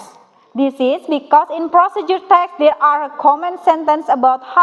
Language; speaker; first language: English; non-native, learner; Indonesian